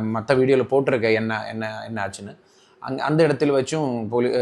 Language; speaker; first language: Tamil; non-native, local second language; Malayalam